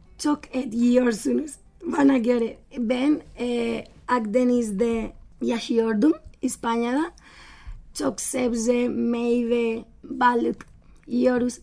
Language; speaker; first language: Turkish; non-native, learner; Spanish